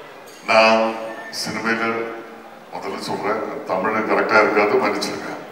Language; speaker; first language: Tamil; non-native, fluent; Malayalam